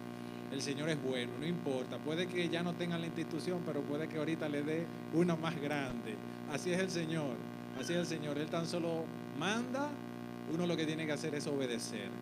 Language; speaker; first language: Spanish; native; Spanish